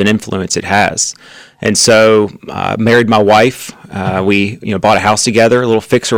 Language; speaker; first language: English; native; English